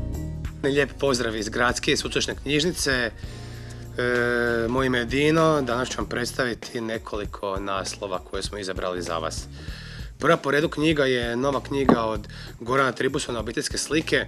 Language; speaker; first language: Croatian; native; Croatian